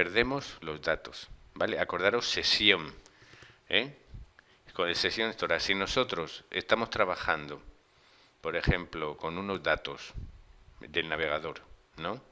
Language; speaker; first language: Spanish; native; Spanish